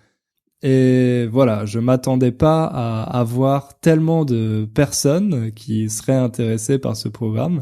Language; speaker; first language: French; native; French